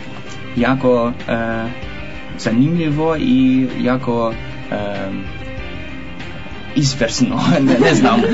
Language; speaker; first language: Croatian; non-native, learner; Dutch